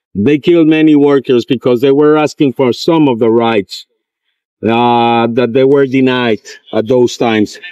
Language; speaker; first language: English; non-native, fluent; Spanish